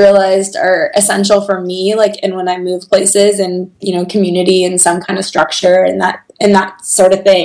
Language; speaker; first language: English; native; English